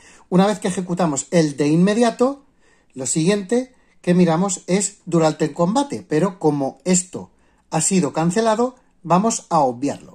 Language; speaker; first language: Spanish; native; Spanish